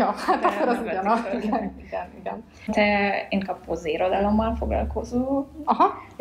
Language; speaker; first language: Hungarian; non-native, fluent; Polish